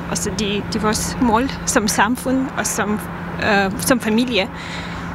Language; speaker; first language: Danish; non-native, learner; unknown